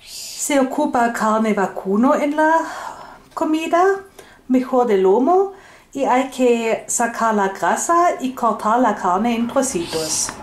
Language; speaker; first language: Spanish; non-native, fluent; German